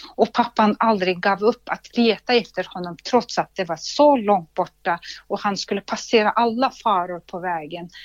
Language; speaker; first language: Swedish; non-native, fluent; Russian